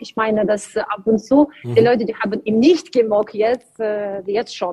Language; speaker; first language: German; non-native, learner; Ukrainian